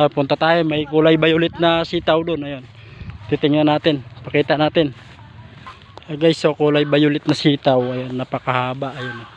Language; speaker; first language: Filipino; non-native, local second language; Kinaray-a